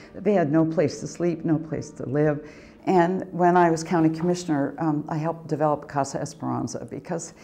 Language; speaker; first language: English; native; English